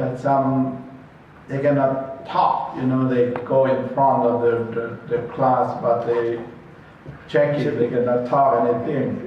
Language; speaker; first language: English; non-native, learner; Thai